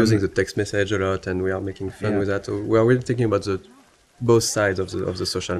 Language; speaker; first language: English; non-native, fluent; French